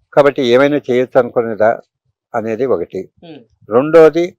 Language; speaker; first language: Telugu; native; Telugu